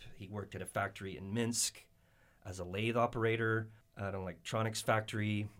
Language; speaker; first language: English; native; English